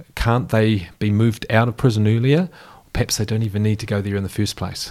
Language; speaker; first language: English; native; English